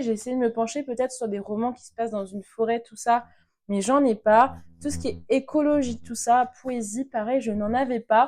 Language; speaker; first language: French; native; French